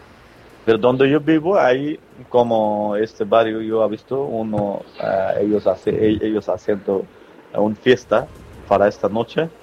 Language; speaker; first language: Spanish; non-native, learner; Bangla